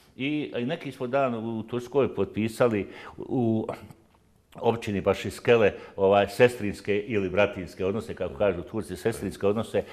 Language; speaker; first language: Bosnian; native; Bosnian